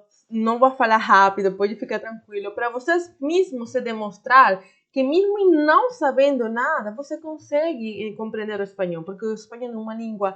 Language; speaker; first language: Portuguese; non-native, fluent; Spanish